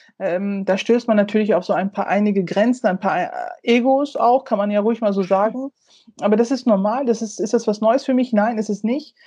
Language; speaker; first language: German; early bilingual, other home language; Turkish